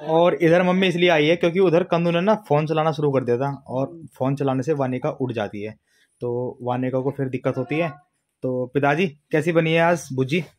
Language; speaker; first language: Hindi; native; Hindi